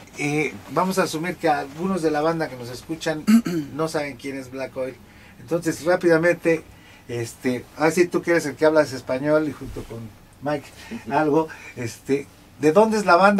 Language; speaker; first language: Spanish; native; Spanish